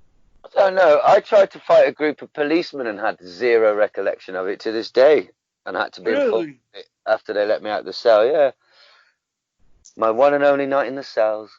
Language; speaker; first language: English; native; English